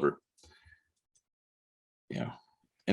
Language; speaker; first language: English; native; English